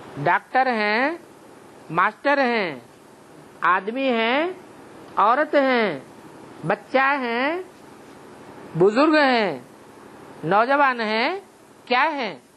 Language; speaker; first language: Hindi; native; Hindi